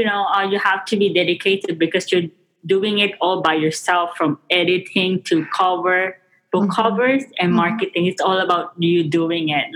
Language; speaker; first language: English; non-native, local second language; Filipino